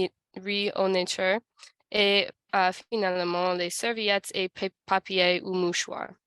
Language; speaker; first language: French; non-native, learner; English